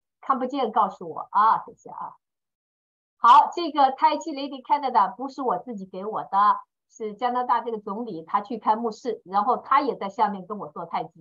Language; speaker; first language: Chinese; native; Chinese